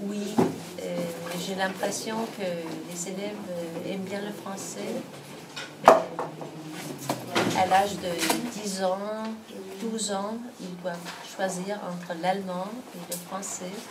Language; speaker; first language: French; non-native, fluent; Danish